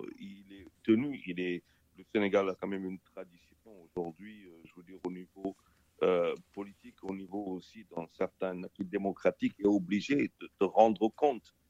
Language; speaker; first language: French; non-native, local second language; Wolof